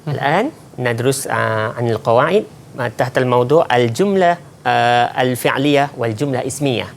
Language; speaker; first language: Arabic; non-native, fluent; Malay